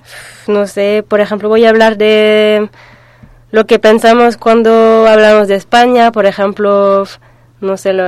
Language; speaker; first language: Spanish; non-native, fluent; French